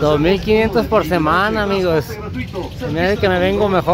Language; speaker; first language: Spanish; native; Spanish